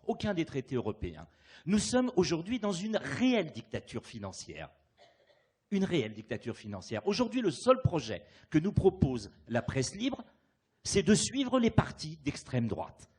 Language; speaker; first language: French; native; French